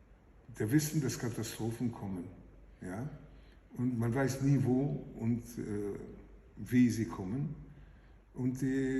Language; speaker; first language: German; non-native, fluent; Hebrew